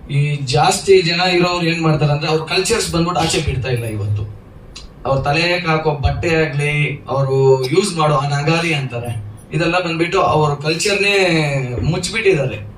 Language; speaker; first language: Kannada; non-native, local second language; Lambadi